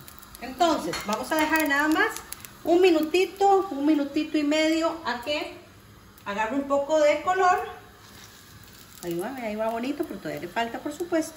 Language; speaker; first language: Spanish; native; Spanish